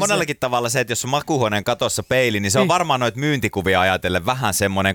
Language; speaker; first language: Finnish; native; Finnish